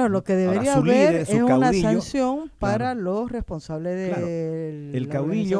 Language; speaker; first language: Spanish; native; Spanish